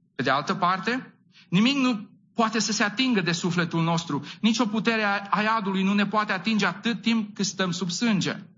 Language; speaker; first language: Romanian; native; Romanian